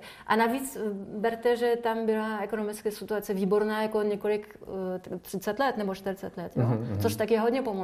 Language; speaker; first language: Czech; non-native, fluent; French